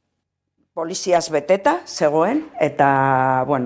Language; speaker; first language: Basque; non-native, local second language; Spanish